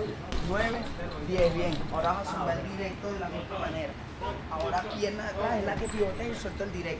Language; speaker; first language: Spanish; native; Spanish